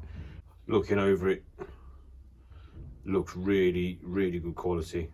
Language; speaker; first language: English; native; English